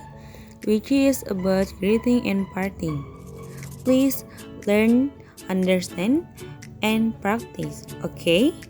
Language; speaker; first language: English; non-native, learner; Indonesian